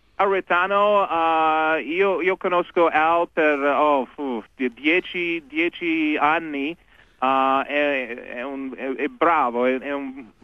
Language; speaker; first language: Italian; non-native, learner; English